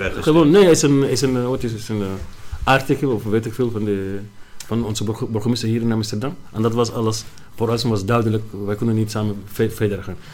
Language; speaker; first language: Dutch; non-native, learner; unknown